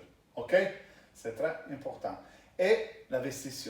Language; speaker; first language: French; non-native, learner; Italian